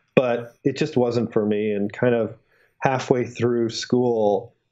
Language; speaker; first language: English; native; English